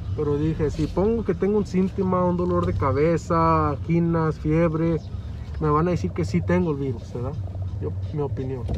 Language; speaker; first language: Spanish; early bilingual, heritage; Spanish